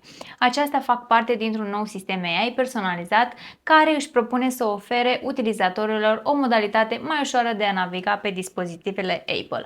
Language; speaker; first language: Romanian; native; Romanian